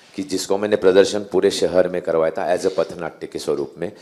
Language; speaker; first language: Hindi; non-native, local second language; Marathi